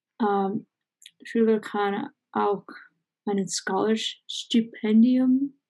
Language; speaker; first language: German; non-native, learner; English